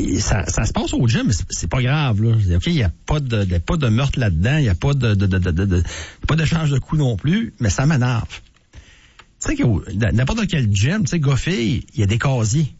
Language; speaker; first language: French; native; French